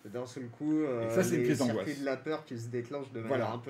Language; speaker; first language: French; native; French